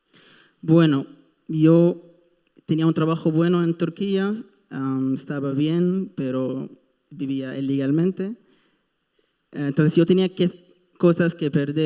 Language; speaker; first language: Spanish; non-native, fluent; Arabic